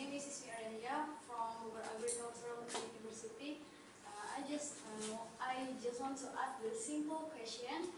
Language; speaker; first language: English; non-native, learner; Indonesian